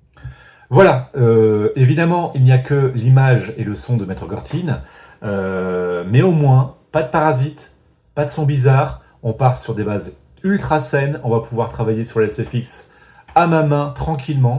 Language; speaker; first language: French; native; French